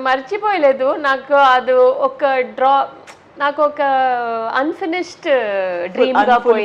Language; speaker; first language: Telugu; non-native, learner; Tamil